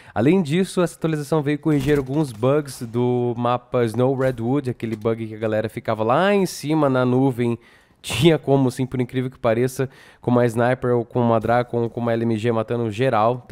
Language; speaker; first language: Portuguese; native; Portuguese